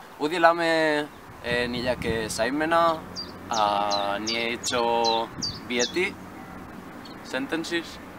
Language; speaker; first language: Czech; non-native, learner; Spanish